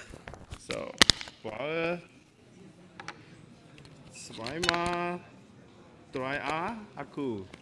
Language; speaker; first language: German; non-native, fluent; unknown